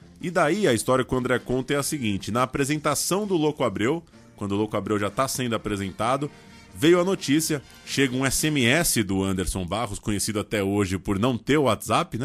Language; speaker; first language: Portuguese; native; Portuguese